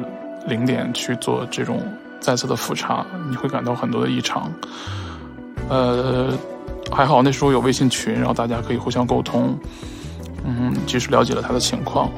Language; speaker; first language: Chinese; native; Chinese